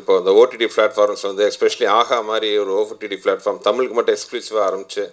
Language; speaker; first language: Tamil; native; Tamil